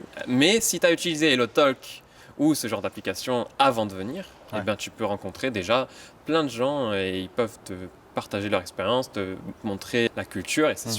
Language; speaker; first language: French; native; French